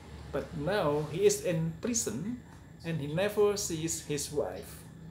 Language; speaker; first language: English; non-native, fluent; Indonesian